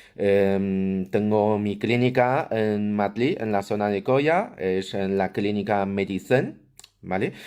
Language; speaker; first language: Spanish; non-native, fluent; Chinese